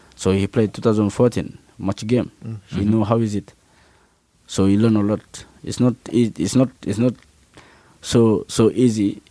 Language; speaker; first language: English; non-native, learner; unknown